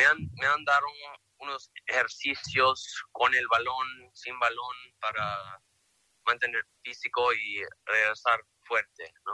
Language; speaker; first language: Spanish; early bilingual, heritage; Spanish